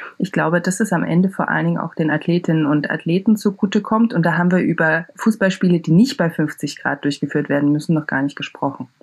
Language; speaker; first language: German; native; German